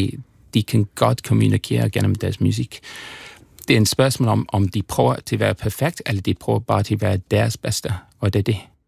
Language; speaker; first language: Danish; non-native, fluent; English